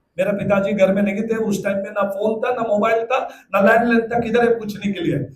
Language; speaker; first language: Hindi; non-native, local second language; Telugu